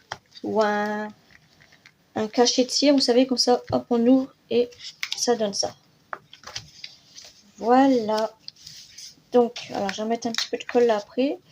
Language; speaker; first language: French; native; French